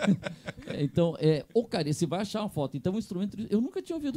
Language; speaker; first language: Portuguese; native; Portuguese